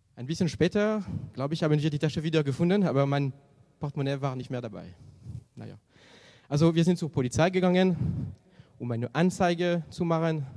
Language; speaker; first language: German; non-native, fluent; French